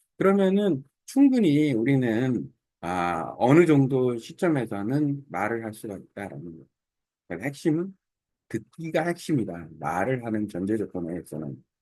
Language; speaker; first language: Korean; native; Korean